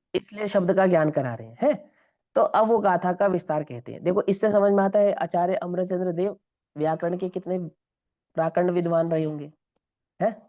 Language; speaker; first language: Hindi; non-native, local second language; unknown